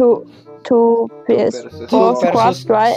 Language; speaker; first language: English; non-native, learner; Lao